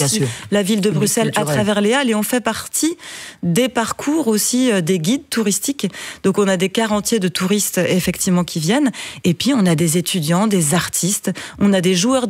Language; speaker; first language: French; native; French